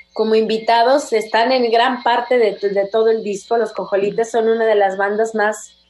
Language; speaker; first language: Spanish; native; Spanish